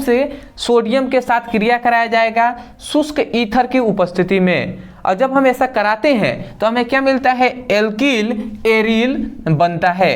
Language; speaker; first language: Hindi; native; Hindi